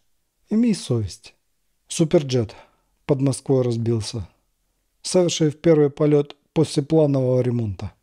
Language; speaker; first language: Russian; native; Russian